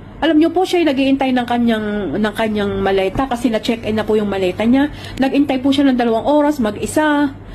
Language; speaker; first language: Filipino; native; Filipino